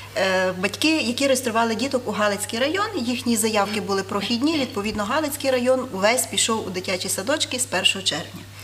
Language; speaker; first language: Ukrainian; native; Ukrainian